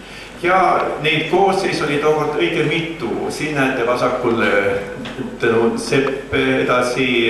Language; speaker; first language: Estonian; native; Estonian